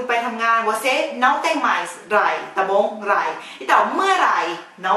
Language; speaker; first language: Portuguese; non-native, fluent; Thai